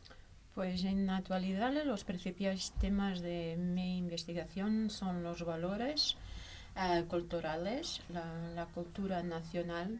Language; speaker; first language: Spanish; non-native, fluent; Portuguese